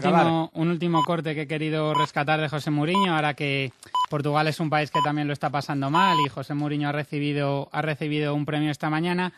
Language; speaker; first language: Spanish; native; Spanish